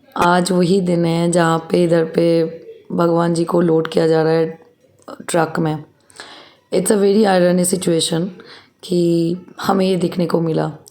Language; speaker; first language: Hindi; non-native, local second language; Bangla